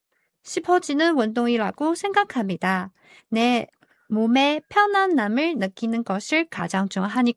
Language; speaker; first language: Korean; non-native, fluent; Chinese